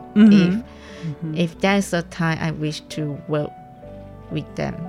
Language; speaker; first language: English; non-native, local second language; Chinese